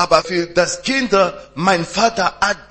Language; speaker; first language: German; non-native, learner; French